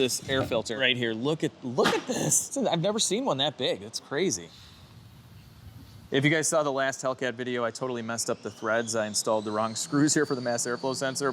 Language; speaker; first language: English; native; English